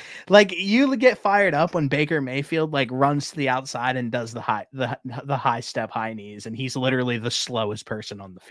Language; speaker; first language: English; native; English